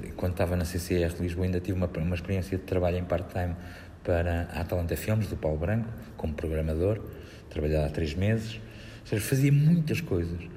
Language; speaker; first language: Portuguese; native; Portuguese